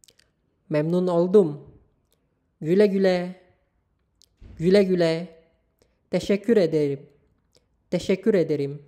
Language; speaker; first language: Turkish; non-native, learner; Indonesian